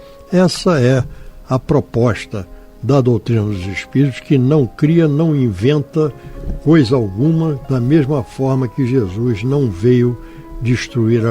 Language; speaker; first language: Portuguese; native; Portuguese